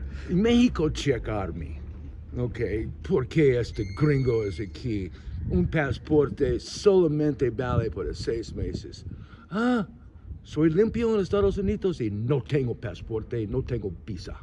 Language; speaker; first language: Spanish; non-native, learner; English